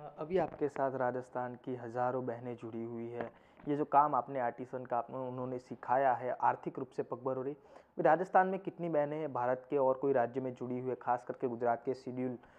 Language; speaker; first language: Hindi; non-native, local second language; Gujarati